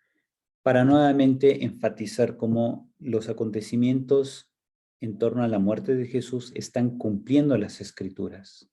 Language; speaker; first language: Spanish; native; Spanish